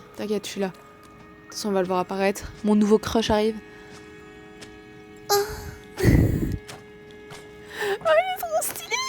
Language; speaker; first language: French; native; French